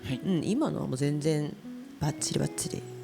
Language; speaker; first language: Japanese; native; Japanese